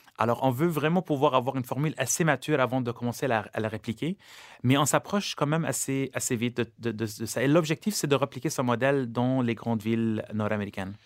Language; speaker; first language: French; non-native, local second language; Arabic